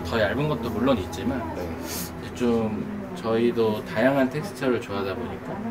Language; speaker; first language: Korean; native; Korean